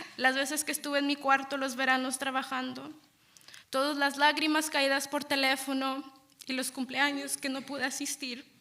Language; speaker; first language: Spanish; early bilingual, heritage; Spanish